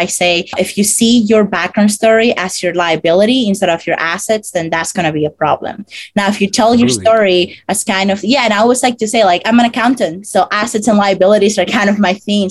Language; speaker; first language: English; non-native, fluent; Spanish